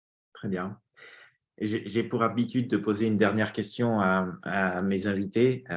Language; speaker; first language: French; native; French